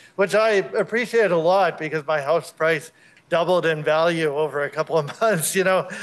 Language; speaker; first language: English; native; English